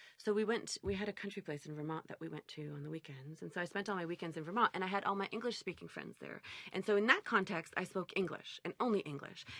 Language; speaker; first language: English; native; English